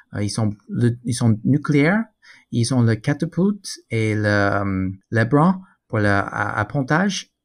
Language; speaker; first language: French; non-native, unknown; English